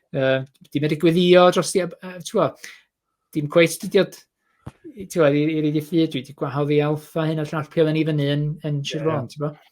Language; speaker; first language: Welsh; native; Welsh